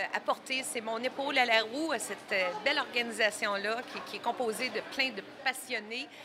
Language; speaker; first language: French; native; French